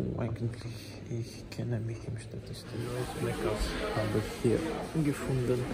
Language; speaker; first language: German; non-native, fluent; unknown